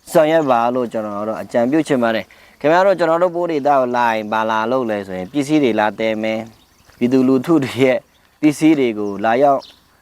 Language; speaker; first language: Burmese; non-native, local second language; Pa'o Karen